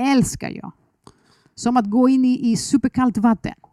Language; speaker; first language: Swedish; non-native, fluent; Greek